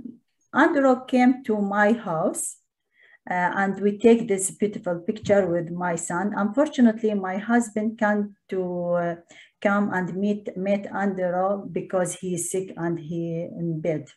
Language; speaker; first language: English; non-native, learner; Arabic